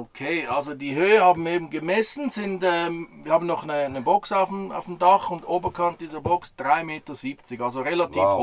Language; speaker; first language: German; native; German